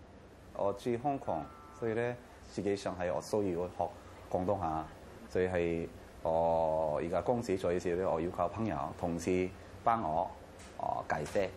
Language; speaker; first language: Cantonese; non-native, learner; Korean